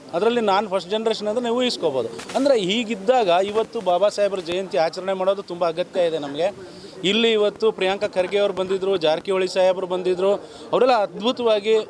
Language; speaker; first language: Kannada; non-native, local second language; Lambadi